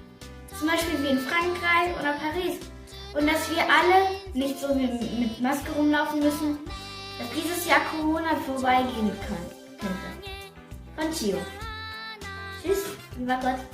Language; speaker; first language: German; early bilingual, other home language; Korean